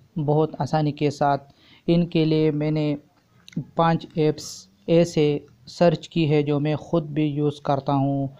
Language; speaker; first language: Urdu; non-native, local second language; Pashto